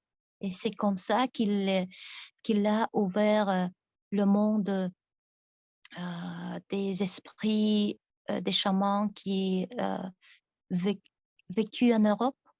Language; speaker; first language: French; non-native, fluent; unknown